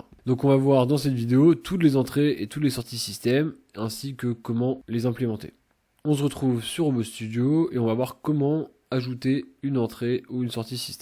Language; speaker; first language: French; native; French